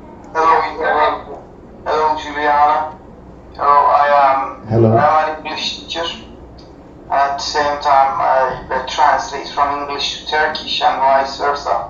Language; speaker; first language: English; non-native, fluent; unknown